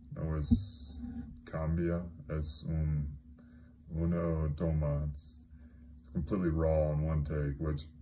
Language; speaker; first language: Spanish; non-native, learner; English